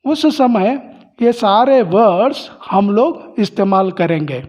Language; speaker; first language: Hindi; non-native, local second language; Kannada